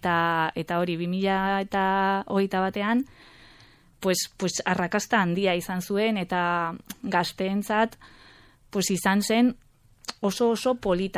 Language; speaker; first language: Basque; non-native, local second language; Spanish